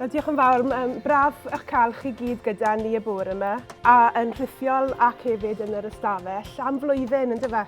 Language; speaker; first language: Welsh; native; Welsh